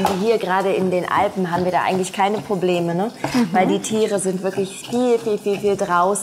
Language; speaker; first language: German; native; German